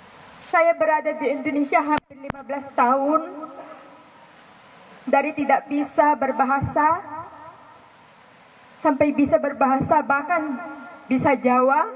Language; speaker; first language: Indonesian; non-native, fluent; Filipino